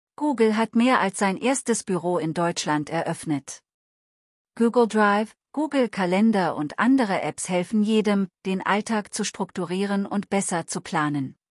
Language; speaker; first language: German; non-native, learner; Telugu